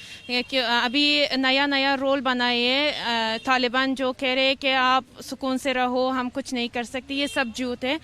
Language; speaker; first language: Hindi; non-native, learner; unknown